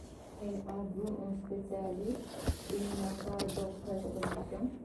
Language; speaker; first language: French; non-native, learner; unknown